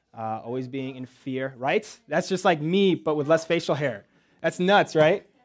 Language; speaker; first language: English; early bilingual, other home language; Russian